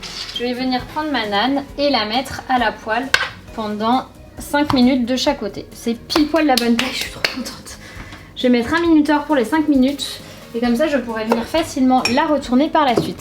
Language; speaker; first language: French; native; French